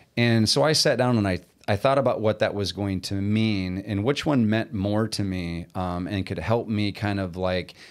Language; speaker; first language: English; native; English